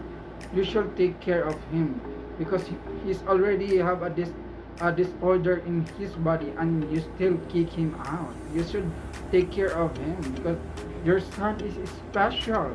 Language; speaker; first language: English; non-native, local second language; Filipino